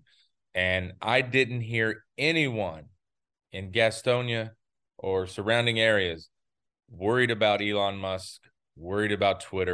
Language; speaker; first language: English; native; English